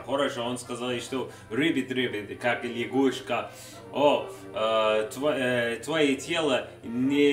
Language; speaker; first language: Russian; non-native, learner; English